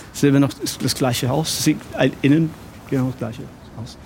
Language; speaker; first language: German; non-native, fluent; English